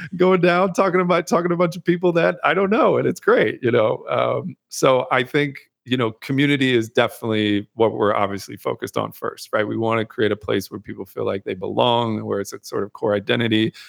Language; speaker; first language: English; native; English